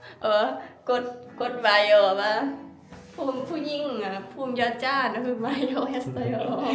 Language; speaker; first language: Korean; non-native, learner; Lao